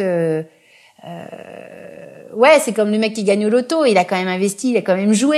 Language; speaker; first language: French; native; French